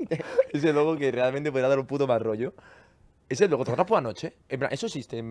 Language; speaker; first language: Spanish; native; Spanish